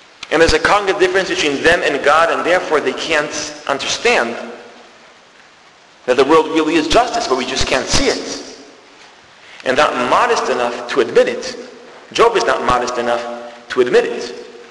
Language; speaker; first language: English; non-native, fluent; Hebrew